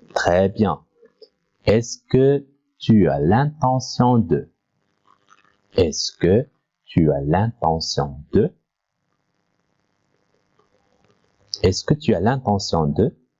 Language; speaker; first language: French; non-native, local second language; Arabic